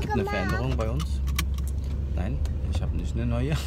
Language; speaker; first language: German; early bilingual, other home language; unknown